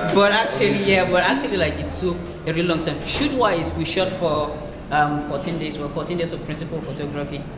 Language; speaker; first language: English; non-native, local second language; Hausa